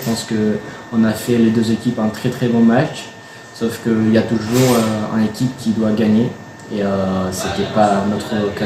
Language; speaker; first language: French; non-native, fluent; Spanish